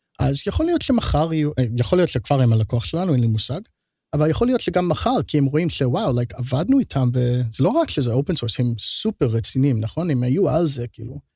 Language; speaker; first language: Hebrew; early bilingual, heritage; Hebrew